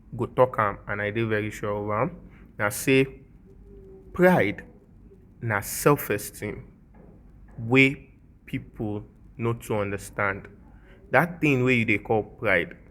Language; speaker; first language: Nigerian Pidgin; non-native, local second language; Yoruba